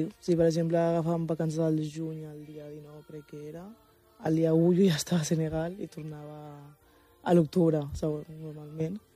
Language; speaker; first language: Catalan; early bilingual, other home language; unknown